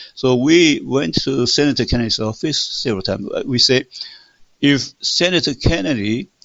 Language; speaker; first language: English; non-native, fluent; Min Nan Chinese